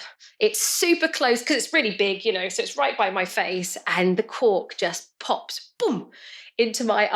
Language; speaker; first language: English; native; English